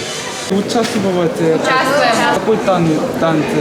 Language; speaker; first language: Russian; non-native, learner; Korean